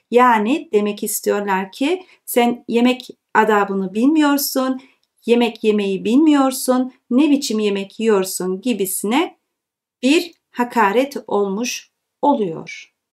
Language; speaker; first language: Turkish; early bilingual, heritage; Turkish